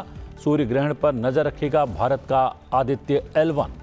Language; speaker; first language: Hindi; native; Hindi